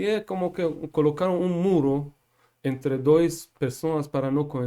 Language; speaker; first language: Portuguese; non-native, learner; Persian